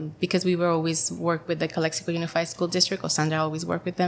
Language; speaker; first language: English; non-native, fluent; Spanish